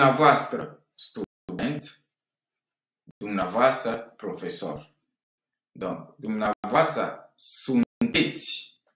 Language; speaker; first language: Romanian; non-native, fluent; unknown